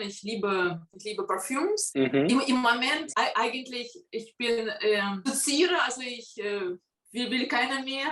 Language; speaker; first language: German; non-native, fluent; Russian